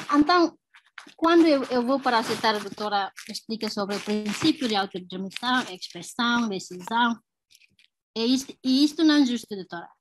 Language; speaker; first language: Portuguese; non-native, learner; Tetum